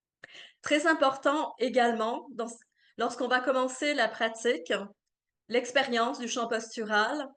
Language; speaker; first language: French; native; French